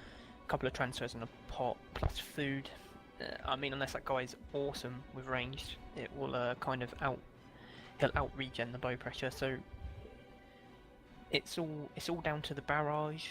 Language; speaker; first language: English; native; English